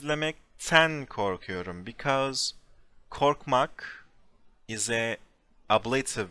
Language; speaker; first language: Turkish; non-native, fluent; English